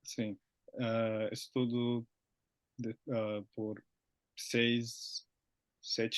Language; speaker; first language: Portuguese; non-native, learner; Finnish